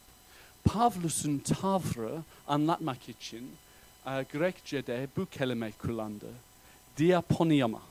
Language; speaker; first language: Turkish; non-native, fluent; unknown